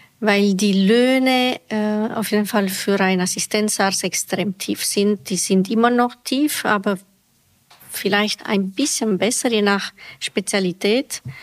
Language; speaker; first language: German; non-native, fluent; Romanian